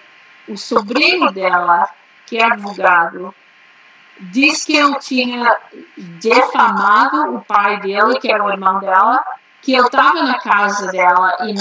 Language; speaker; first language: Portuguese; early bilingual, heritage; Portuguese